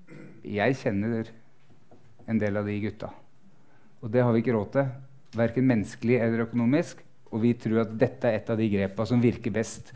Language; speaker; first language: Norwegian; native; Norwegian